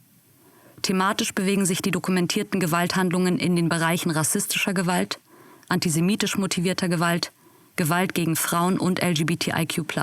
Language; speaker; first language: German; native; German